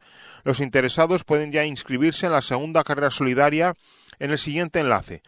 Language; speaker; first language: Spanish; native; Spanish